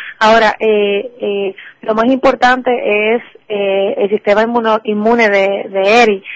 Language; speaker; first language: Spanish; native; Spanish